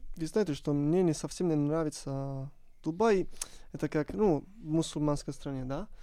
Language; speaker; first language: Russian; non-native, learner; Italian